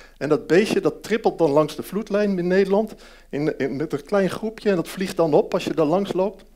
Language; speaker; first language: Dutch; early bilingual, heritage; Dutch